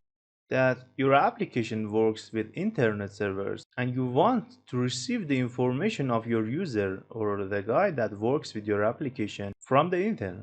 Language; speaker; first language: English; non-native, fluent; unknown